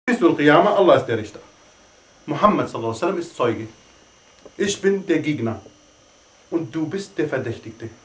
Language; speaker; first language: German; non-native, fluent; Arabic